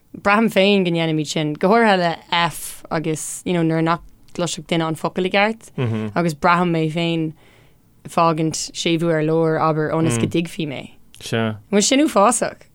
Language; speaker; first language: Irish; non-native, local second language; English